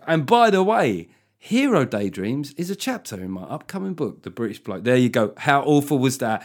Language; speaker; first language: English; native; English